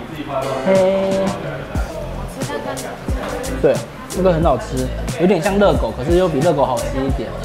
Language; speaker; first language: Chinese; native; Chinese